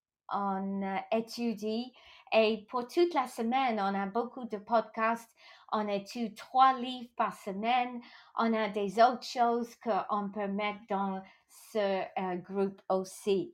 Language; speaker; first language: French; non-native, local second language; English